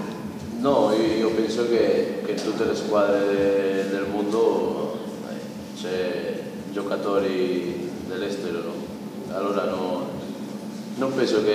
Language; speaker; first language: Italian; non-native, fluent; Spanish